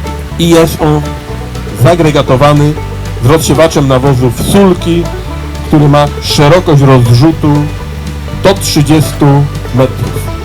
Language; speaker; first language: Polish; native; Polish